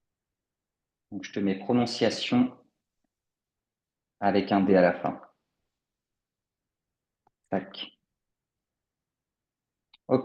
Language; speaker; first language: French; native; French